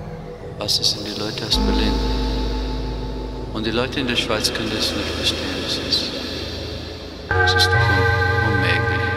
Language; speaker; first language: German; non-native, learner; English